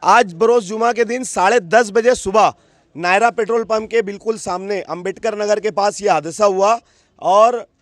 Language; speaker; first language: Urdu; native; Urdu